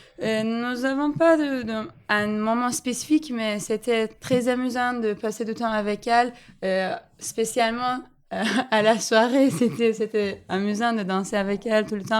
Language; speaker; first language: French; non-native, fluent; Turkish